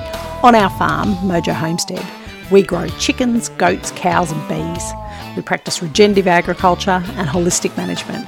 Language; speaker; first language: English; native; English